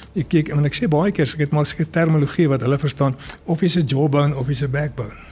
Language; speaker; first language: Afrikaans; early bilingual, other home language; English